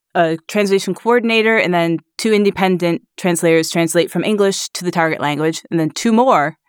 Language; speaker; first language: English; native; English